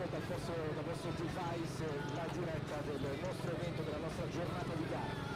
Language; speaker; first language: Italian; native; Italian